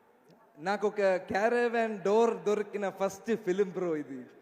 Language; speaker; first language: Telugu; non-native, learner; Malayalam